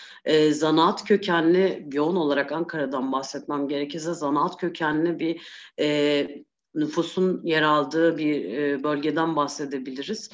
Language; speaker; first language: Turkish; native; Turkish